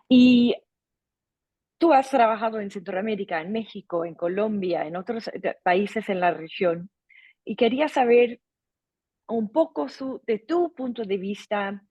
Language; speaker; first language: Spanish; non-native, fluent; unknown